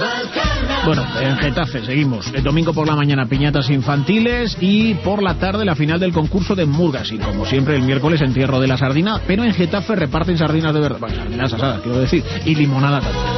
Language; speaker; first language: Spanish; native; Spanish